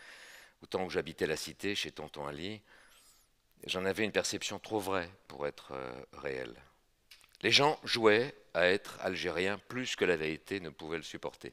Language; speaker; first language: French; native; French